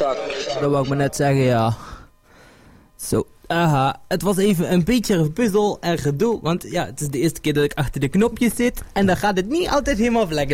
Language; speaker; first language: Dutch; native; Dutch